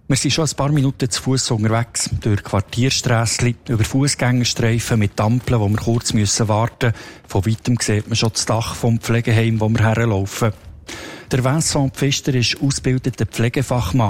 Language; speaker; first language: German; native; German